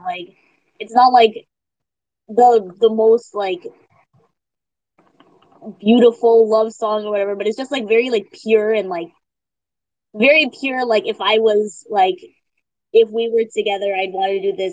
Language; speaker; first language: English; native; English